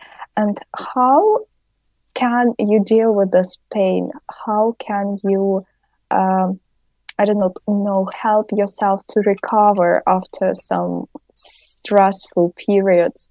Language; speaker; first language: English; non-native, fluent; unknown